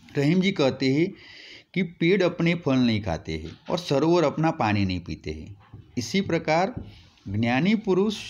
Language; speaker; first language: Hindi; non-native, local second language; Gujarati